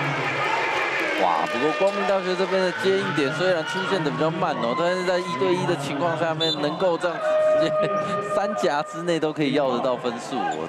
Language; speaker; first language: Chinese; native; Chinese